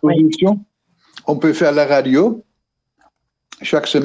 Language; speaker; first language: French; non-native, fluent; Dutch